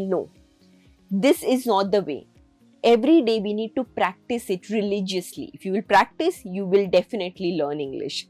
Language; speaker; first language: English; non-native, local second language; Hindi